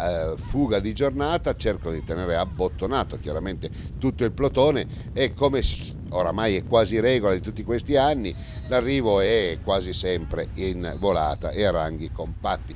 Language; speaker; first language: Italian; native; Italian